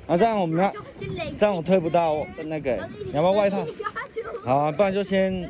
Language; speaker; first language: Chinese; native; Chinese